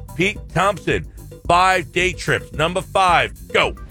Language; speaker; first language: English; native; English